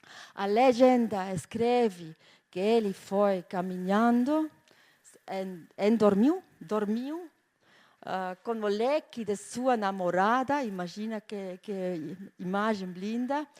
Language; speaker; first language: Portuguese; non-native, fluent; German